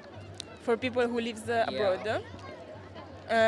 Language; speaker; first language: English; non-native, fluent; Italian